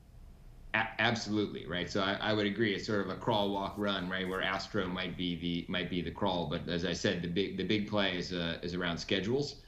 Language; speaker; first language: English; native; English